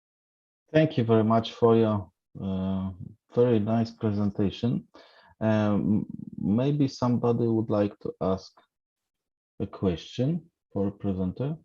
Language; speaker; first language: English; non-native, fluent; Polish